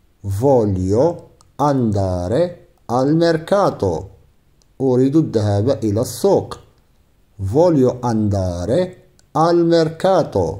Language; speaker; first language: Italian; non-native, fluent; Arabic